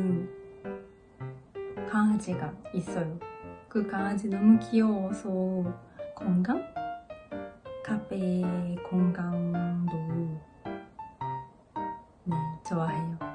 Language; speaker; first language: Korean; non-native, learner; Japanese